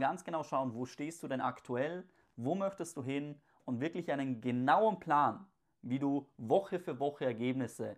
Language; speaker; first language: German; native; German